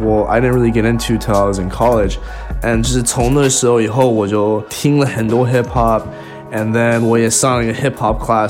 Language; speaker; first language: English; early bilingual, other home language; Chinese